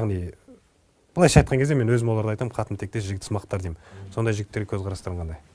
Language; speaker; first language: Kazakh; native; Kazakh